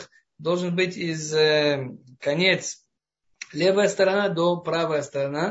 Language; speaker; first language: Russian; non-native, fluent; Hebrew